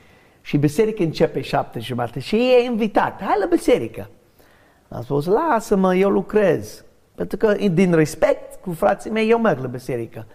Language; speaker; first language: Romanian; early bilingual, heritage; Romanian